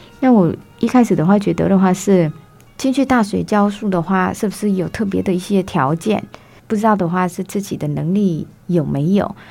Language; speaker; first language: Chinese; non-native, fluent; Vietnamese